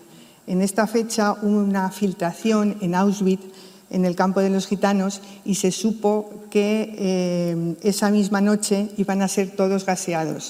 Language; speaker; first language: Spanish; native; Spanish